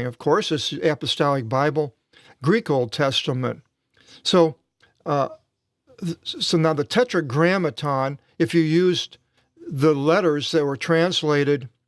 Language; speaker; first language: English; native; English